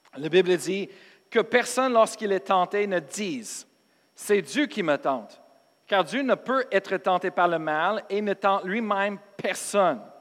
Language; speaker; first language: French; non-native, fluent; English